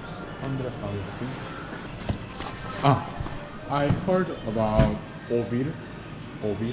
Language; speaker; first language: English; non-native, learner; Korean